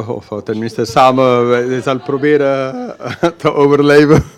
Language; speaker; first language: Dutch; non-native, fluent; English